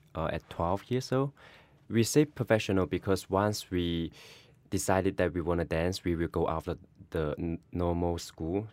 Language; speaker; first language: English; non-native, learner; Chinese